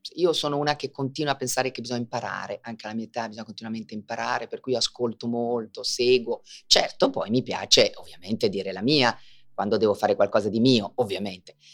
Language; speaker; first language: Italian; native; Italian